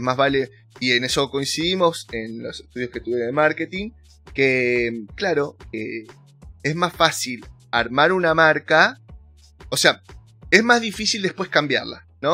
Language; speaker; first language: Spanish; native; Spanish